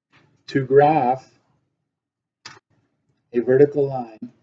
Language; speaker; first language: English; native; English